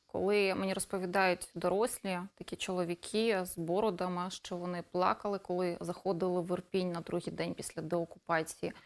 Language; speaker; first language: Ukrainian; native; Ukrainian